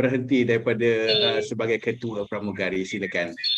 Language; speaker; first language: Malay; native; Malay